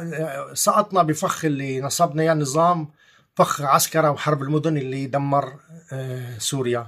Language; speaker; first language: Arabic; native; Arabic